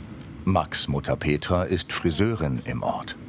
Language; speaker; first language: German; native; German